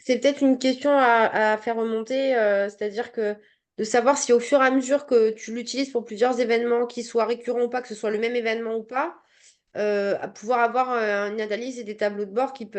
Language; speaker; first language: French; native; French